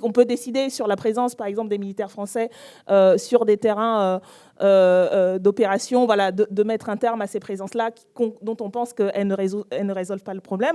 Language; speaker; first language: French; native; French